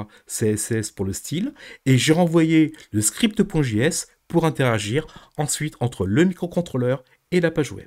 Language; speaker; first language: French; native; French